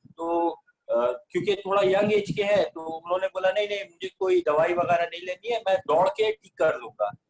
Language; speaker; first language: Hindi; native; Hindi